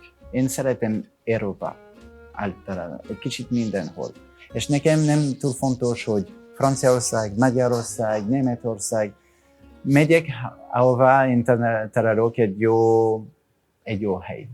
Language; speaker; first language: Hungarian; non-native, learner; French